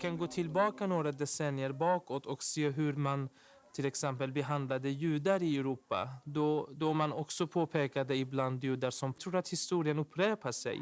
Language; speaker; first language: Swedish; non-native, fluent; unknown